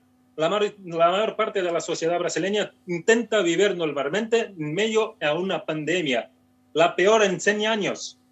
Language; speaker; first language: Spanish; non-native, fluent; Portuguese